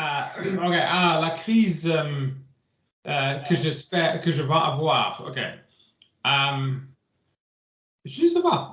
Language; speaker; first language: French; non-native, learner; English